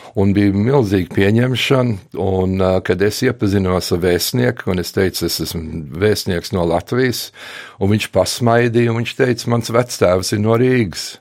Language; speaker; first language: Latvian; early bilingual, heritage; Latvian